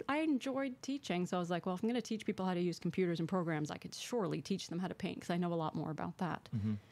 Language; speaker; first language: English; native; English